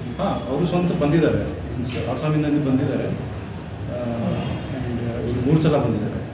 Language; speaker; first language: Kannada; non-native, fluent; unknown